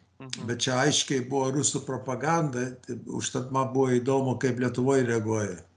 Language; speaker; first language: Lithuanian; early bilingual, heritage; Lithuanian